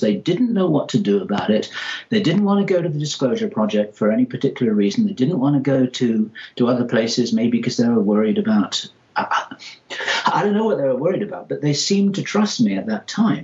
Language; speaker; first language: English; native; English